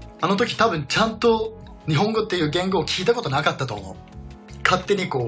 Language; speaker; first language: Japanese; non-native, fluent; Danish